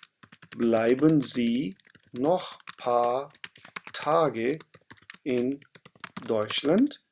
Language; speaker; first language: German; non-native, fluent; Hindi